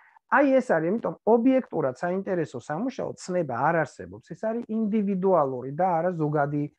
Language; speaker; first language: Georgian; native; Georgian